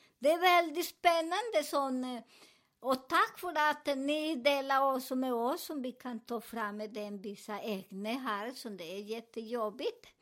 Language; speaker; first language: Swedish; non-native, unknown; Spanish